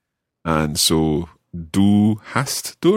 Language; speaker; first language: German; non-native, learner; English